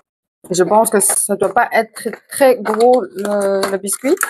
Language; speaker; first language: French; non-native, fluent; Chinese